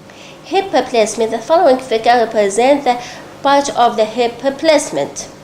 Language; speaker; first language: English; non-native, local second language; Arabic